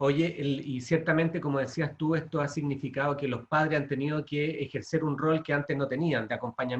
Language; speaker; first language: Spanish; native; Spanish